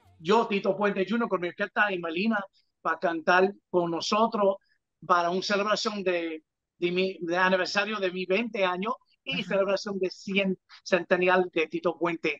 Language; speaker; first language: Spanish; early bilingual, heritage; English